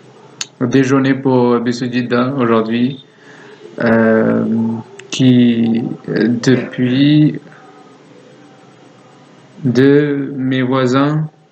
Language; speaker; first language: French; non-native, learner; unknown